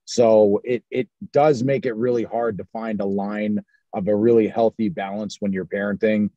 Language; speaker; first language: English; native; English